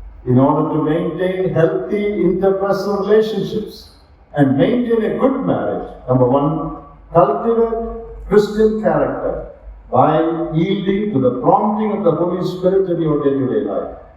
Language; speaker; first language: English; non-native, local second language; Malayalam